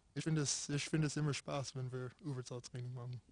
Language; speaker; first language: German; non-native, fluent; English